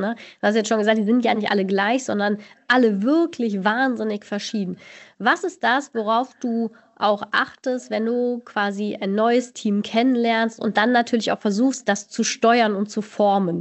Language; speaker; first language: German; native; German